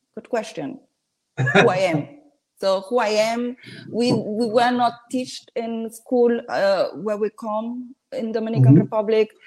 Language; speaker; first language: English; non-native, learner; Spanish